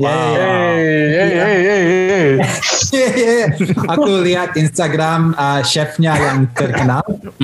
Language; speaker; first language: Indonesian; early bilingual, heritage; Indonesian